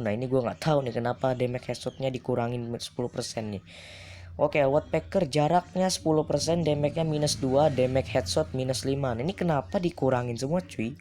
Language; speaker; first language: Indonesian; native; Indonesian